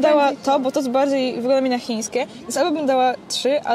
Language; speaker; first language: Polish; native; Polish